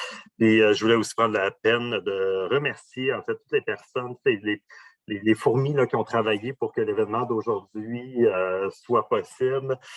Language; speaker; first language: French; native; French